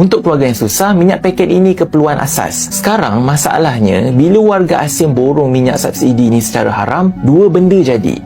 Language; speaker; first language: Malay; native; Malay